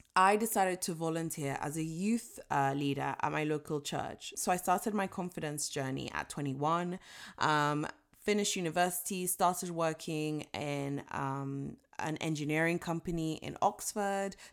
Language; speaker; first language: English; non-native, local second language; Yoruba